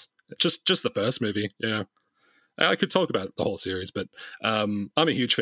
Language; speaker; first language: English; native; English